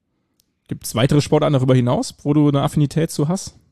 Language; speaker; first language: German; native; German